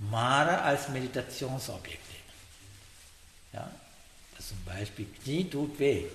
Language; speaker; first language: German; non-native, fluent; Sinhala